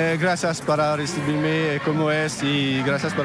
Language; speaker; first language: Spanish; non-native, learner; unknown